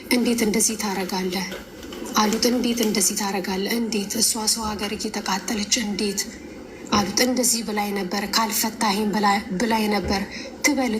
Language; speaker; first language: Amharic; native; Amharic